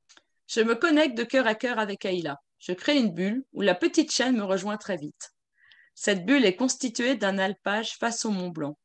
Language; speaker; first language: French; native; French